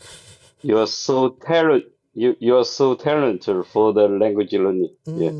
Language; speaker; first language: English; non-native, learner; Chinese